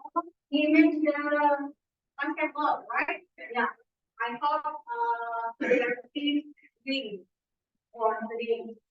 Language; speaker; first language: English; non-native, fluent; Indonesian